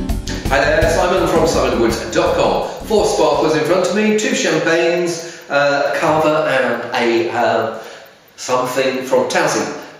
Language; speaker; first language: English; native; English